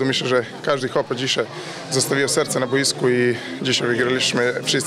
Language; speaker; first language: Polish; non-native, fluent; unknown